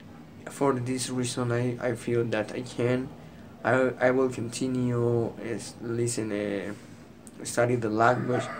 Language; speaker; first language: English; non-native, learner; Spanish